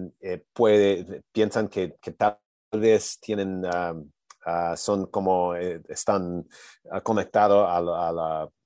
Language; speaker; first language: Spanish; non-native, learner; English